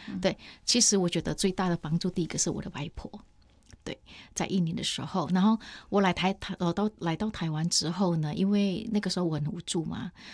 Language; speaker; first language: Chinese; non-native, fluent; Indonesian